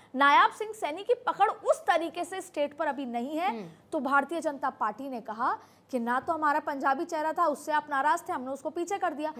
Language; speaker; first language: Hindi; native; Hindi